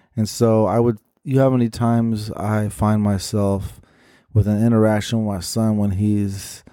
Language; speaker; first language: English; native; English